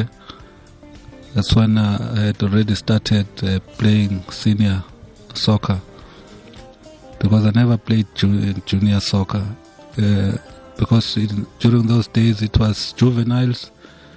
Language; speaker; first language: English; non-native, local second language; Zulu